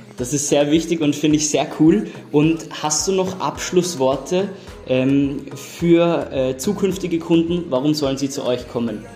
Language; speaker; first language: German; native; German